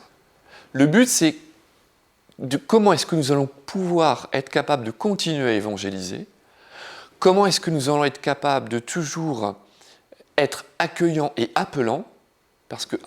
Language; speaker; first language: French; native; French